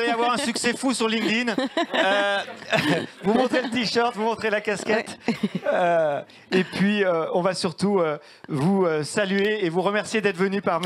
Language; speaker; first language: French; native; French